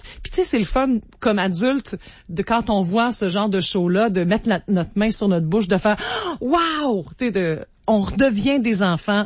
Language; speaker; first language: French; native; French